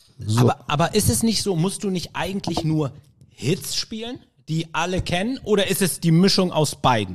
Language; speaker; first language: German; early bilingual, other home language; Arabic